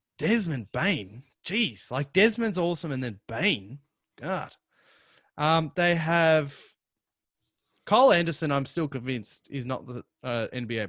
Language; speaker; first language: English; native; English